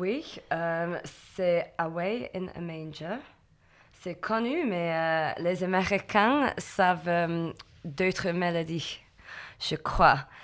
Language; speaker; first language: French; non-native, learner; English